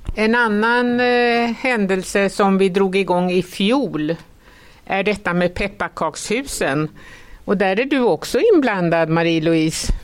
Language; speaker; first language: Swedish; native; Swedish